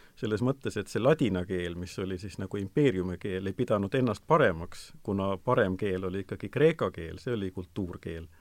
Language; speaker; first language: Estonian; native; Estonian